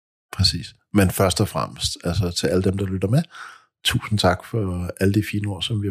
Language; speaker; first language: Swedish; non-native, learner; Danish